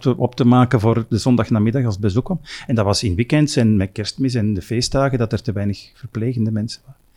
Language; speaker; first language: Dutch; native; Dutch